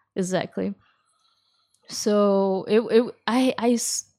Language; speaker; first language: English; early bilingual, other home language; Japanese